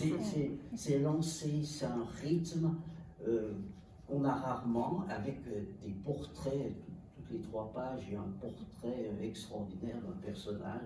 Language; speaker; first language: French; native; French